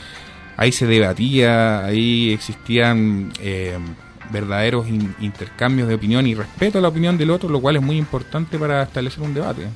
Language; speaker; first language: Spanish; native; Spanish